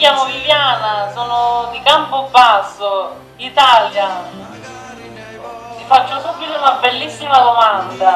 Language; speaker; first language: Italian; native; Italian